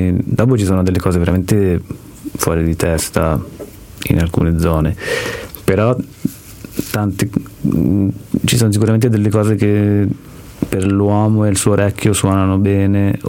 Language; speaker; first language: Italian; native; Italian